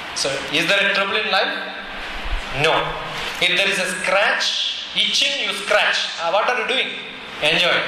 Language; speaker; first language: English; non-native, local second language; Malayalam